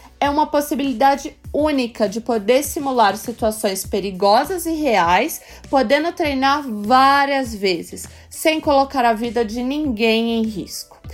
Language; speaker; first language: Portuguese; native; Portuguese